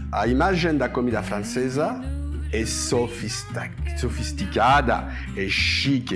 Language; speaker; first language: Portuguese; non-native, learner; French